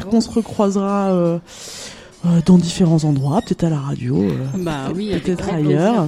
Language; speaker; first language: French; native; French